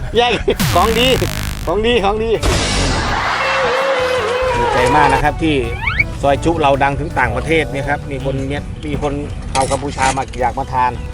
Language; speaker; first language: Thai; native; Thai